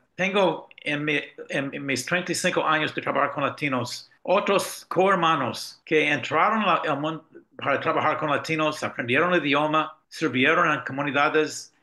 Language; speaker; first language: Spanish; non-native, fluent; English